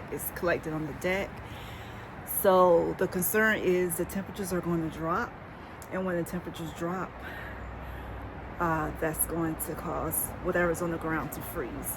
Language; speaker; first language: English; native; English